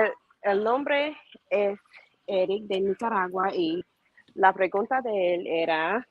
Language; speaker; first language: Spanish; non-native, learner; English